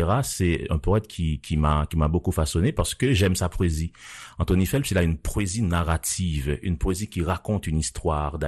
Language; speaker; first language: French; non-native, local second language; Haitian Creole